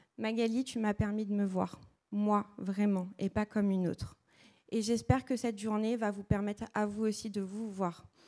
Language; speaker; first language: French; early bilingual, other home language; Portuguese